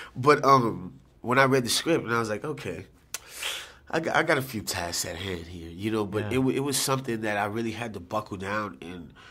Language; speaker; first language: English; native; English